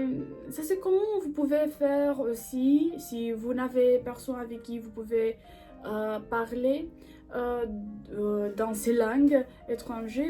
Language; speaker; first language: French; non-native, learner; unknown